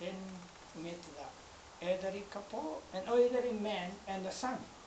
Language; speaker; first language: English; non-native, fluent; Japanese